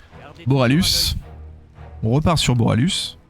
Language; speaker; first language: French; native; French